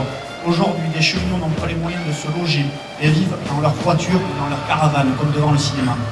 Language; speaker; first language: French; native; French